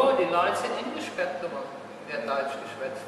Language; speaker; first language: German; early bilingual, heritage; German